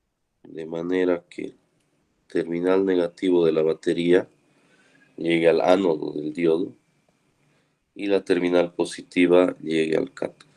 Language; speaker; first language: Spanish; native; Spanish